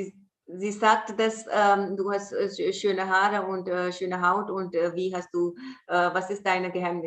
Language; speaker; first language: German; non-native, fluent; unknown